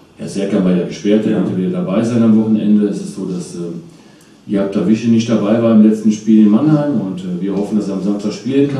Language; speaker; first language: German; native; German